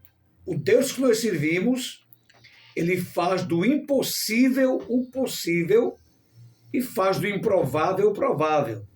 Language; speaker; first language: Portuguese; native; Portuguese